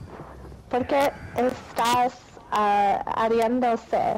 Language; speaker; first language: Spanish; non-native, learner; English